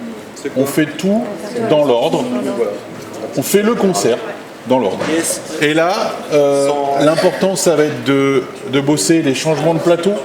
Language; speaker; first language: French; native; French